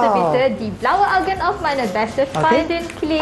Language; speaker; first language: German; non-native, fluent; Malay